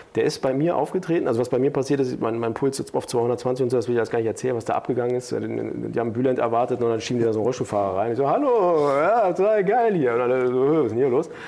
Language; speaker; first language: German; early bilingual, other home language; Turkish